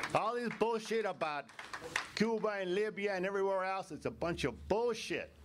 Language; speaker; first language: English; native; English